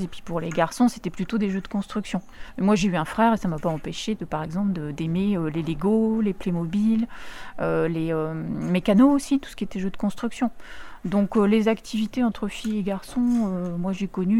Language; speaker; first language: French; native; French